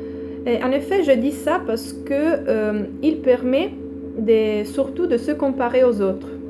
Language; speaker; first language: French; non-native, fluent; Italian